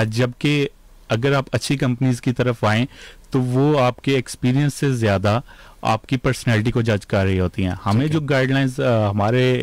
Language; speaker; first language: Urdu; native; Urdu